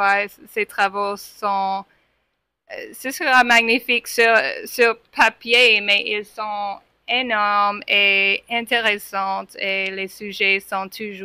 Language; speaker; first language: French; non-native, fluent; English